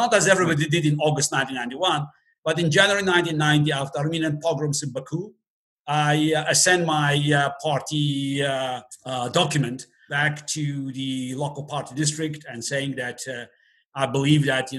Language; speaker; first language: English; non-native, fluent; Russian